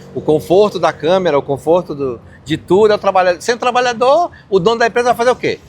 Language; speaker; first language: Portuguese; native; Portuguese